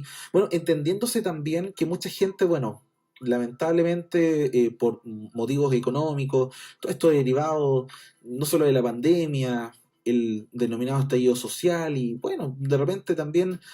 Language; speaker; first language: Spanish; native; Spanish